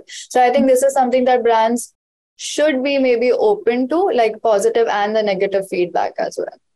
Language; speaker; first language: English; non-native, local second language; Hindi